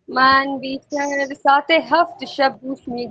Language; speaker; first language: Persian; non-native, learner; Urdu